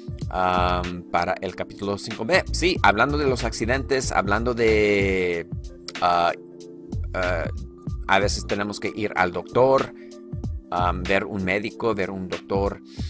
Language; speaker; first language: Spanish; non-native, fluent; English